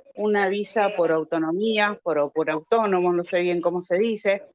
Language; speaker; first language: Spanish; native; Spanish